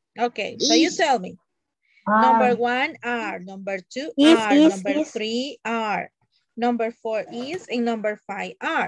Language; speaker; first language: English; non-native, learner; Spanish